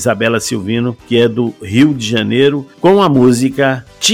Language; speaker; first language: Portuguese; native; Portuguese